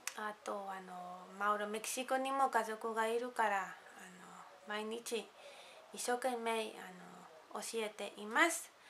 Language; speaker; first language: Japanese; non-native, fluent; Spanish